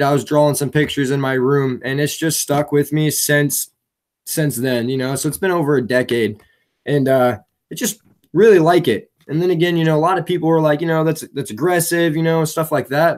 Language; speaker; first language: English; native; English